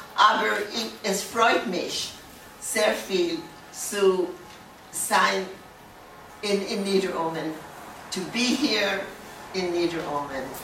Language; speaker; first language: German; early bilingual, heritage; German